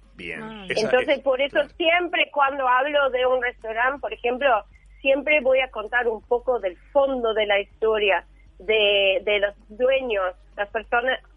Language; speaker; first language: Spanish; non-native, fluent; English